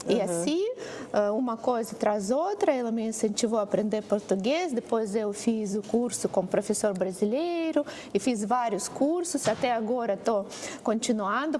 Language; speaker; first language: Portuguese; non-native, fluent; Russian